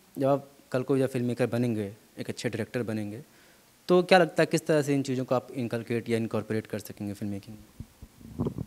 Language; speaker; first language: Hindi; native; Hindi